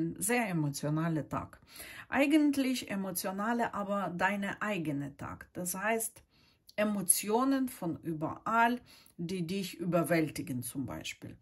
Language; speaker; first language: German; non-native, fluent; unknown